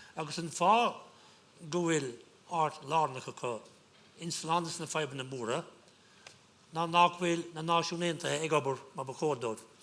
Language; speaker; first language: Irish; non-native, local second language; English